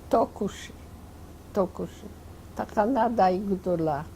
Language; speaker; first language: Hebrew; non-native, fluent; Yiddish